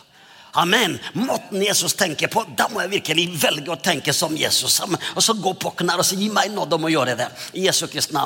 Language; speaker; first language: Norwegian; non-native, fluent; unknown